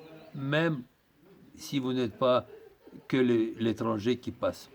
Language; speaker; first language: French; non-native, fluent; Russian